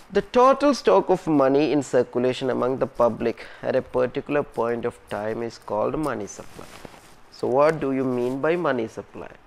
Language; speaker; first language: English; non-native, local second language; Malayalam